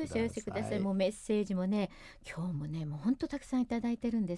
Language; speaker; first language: Japanese; native; Japanese